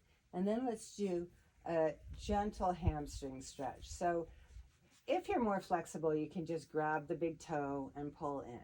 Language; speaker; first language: English; native; English